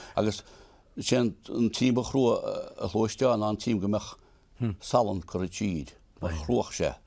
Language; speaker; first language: Irish; native; Irish